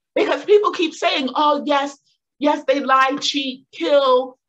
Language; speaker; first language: English; native; English